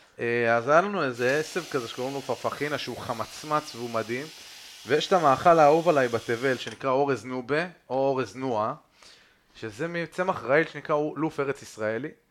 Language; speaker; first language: Hebrew; native; Hebrew